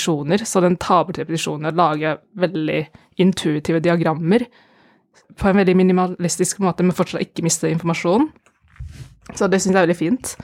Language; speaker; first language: Norwegian; non-native, fluent; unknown